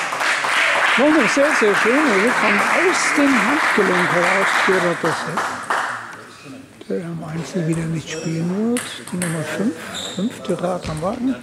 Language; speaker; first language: German; native; German